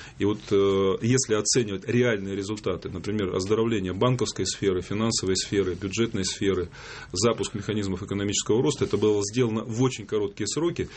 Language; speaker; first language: Russian; native; Russian